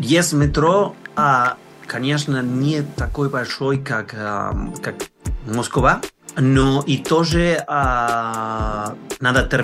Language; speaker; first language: Russian; non-native, learner; Spanish